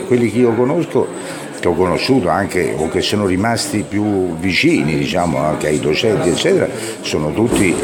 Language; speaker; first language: Italian; native; Italian